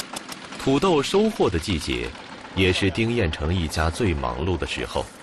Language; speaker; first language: Chinese; native; Chinese